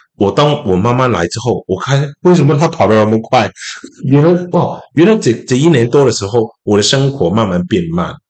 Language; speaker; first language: Chinese; non-native, local second language; Cantonese